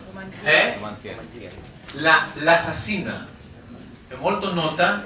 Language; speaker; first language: Italian; non-native, learner; Greek